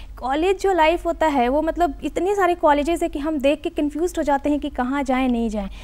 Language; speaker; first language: Hindi; native; Hindi